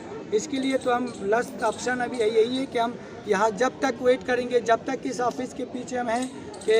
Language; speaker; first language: Hindi; non-native, fluent; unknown